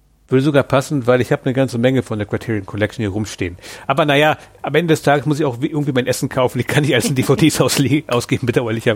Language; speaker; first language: German; native; German